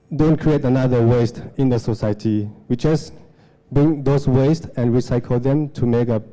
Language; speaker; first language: English; non-native, fluent; Lao